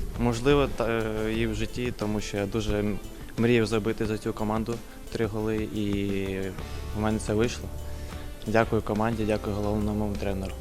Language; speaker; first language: Ukrainian; non-native, local second language; Russian